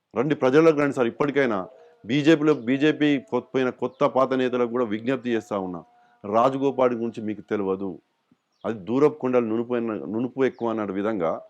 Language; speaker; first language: Telugu; native; Telugu